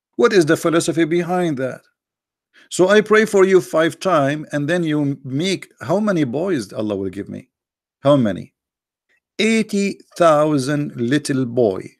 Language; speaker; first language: English; non-native, fluent; Arabic